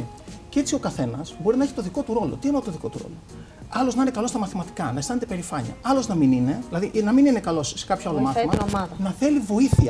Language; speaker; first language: Greek; native; Greek